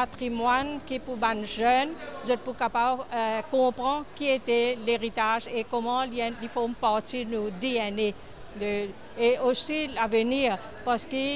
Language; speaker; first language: French; non-native, local second language; Bhojpuri